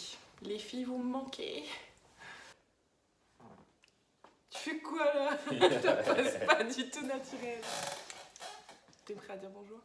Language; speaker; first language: French; native; French